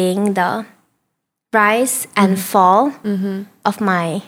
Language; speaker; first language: English; non-native, local second language; Chinese